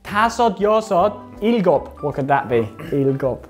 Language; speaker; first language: English; native; English